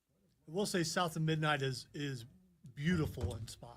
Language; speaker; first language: English; native; English